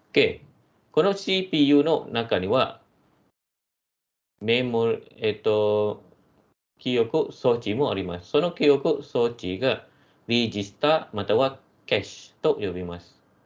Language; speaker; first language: Japanese; non-native, fluent; Malay